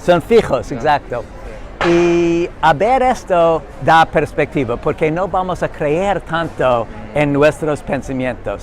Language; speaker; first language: Spanish; non-native, learner; English